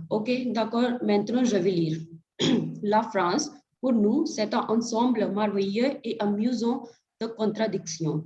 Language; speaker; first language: French; non-native, fluent; Hindi